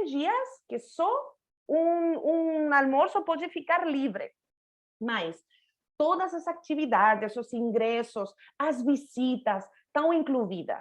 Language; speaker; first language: Portuguese; non-native, fluent; Spanish